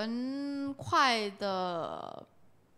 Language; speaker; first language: Chinese; non-native, learner; Korean